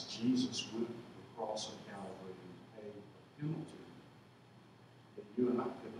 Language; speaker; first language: English; native; English